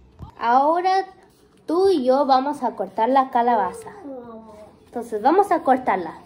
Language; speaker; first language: Spanish; early bilingual, heritage; Spanish